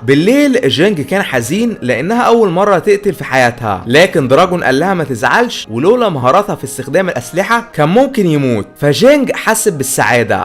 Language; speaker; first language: Arabic; native; Arabic